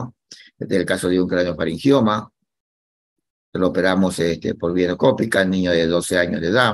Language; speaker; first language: Spanish; native; Spanish